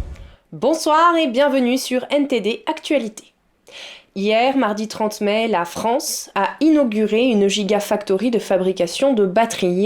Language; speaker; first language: French; native; French